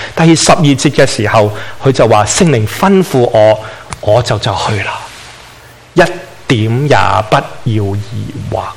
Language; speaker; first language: Chinese; non-native, local second language; Cantonese